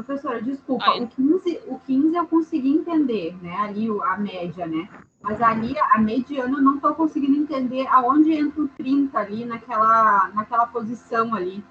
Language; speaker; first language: Portuguese; native; Portuguese